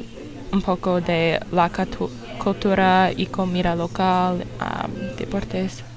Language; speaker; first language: Spanish; non-native, learner; English